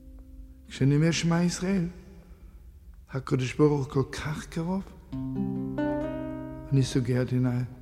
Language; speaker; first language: Hebrew; non-native, fluent; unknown